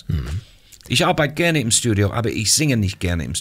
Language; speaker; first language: German; non-native, fluent; English